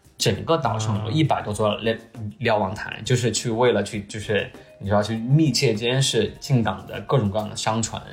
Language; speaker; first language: Chinese; native; Chinese